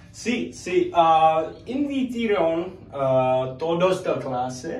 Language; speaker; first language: Spanish; non-native, learner; English